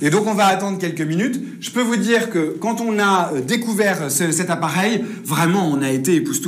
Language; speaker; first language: French; native; French